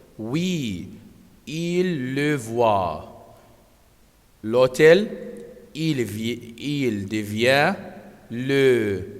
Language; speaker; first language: French; non-native, fluent; Arabic